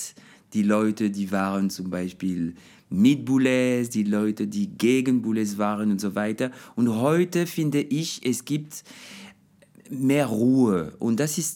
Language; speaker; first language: German; non-native, fluent; French